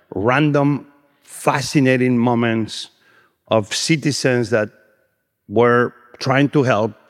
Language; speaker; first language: English; non-native, fluent; Spanish